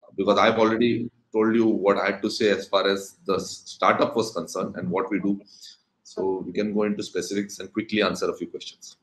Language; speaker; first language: English; non-native, local second language; Konkani